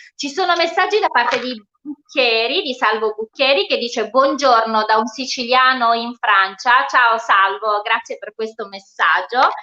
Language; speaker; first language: Italian; native; Italian